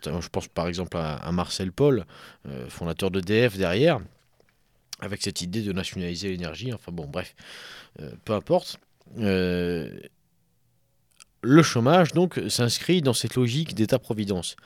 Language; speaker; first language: French; native; French